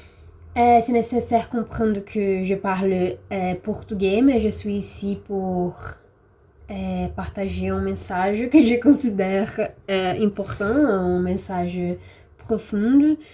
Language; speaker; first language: French; non-native, learner; Portuguese